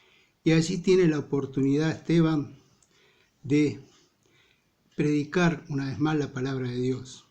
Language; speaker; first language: Spanish; native; Spanish